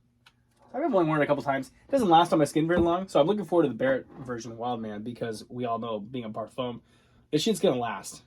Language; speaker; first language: English; native; English